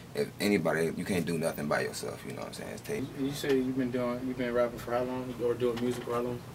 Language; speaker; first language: English; native; English